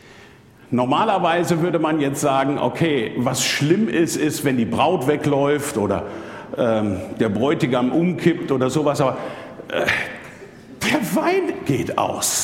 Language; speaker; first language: German; native; German